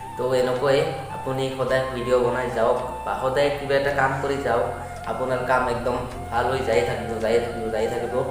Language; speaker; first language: Assamese; non-native, local second language; Bangla